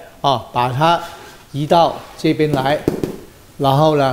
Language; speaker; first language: Chinese; native; Chinese